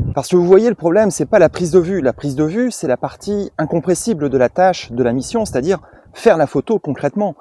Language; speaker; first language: French; native; French